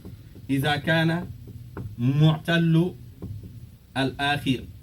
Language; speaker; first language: Arabic; non-native, fluent; Fula